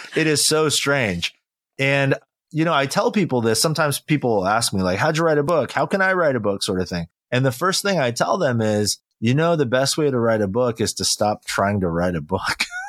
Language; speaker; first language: English; early bilingual, other home language; Korean